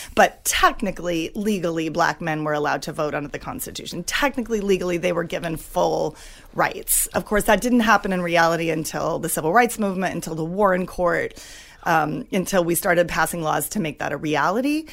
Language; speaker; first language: English; native; English